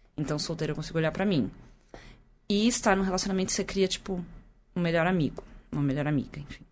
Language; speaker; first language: Portuguese; native; Portuguese